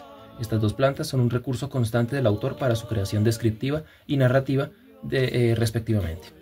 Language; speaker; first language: Spanish; native; Spanish